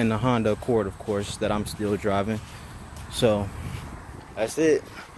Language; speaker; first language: English; native; English